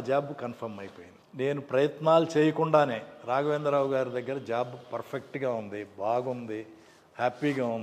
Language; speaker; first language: Telugu; native; Telugu